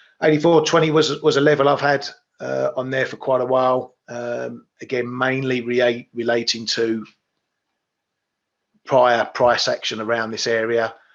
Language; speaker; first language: English; native; English